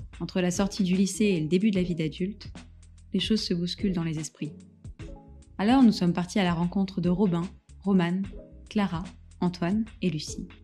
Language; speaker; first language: French; native; French